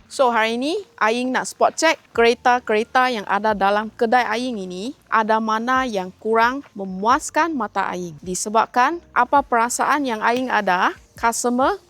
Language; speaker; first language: Malay; non-native, local second language; Chinese